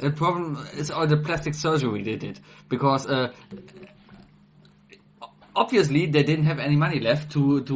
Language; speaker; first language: English; non-native, fluent; German